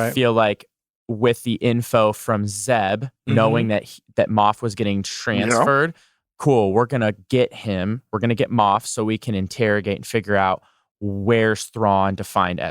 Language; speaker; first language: English; native; English